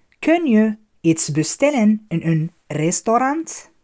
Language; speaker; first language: Dutch; non-native, fluent; Arabic